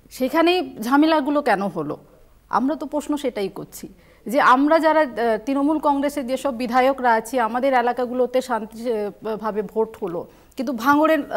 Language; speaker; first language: Bangla; non-native, local second language; Santali